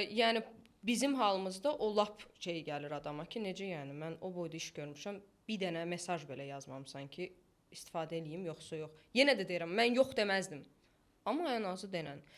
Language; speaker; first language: Azerbaijani; non-native, local second language; Russian